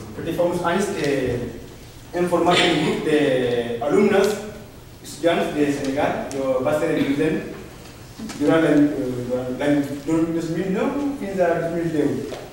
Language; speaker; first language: Catalan; non-native, learner; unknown